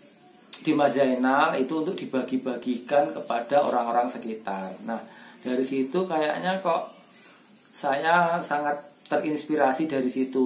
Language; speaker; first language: Indonesian; non-native, local second language; Javanese